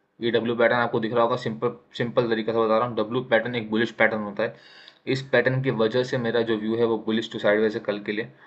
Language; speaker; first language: Hindi; native; Hindi